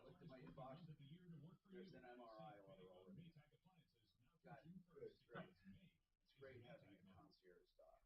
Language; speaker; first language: English; native; English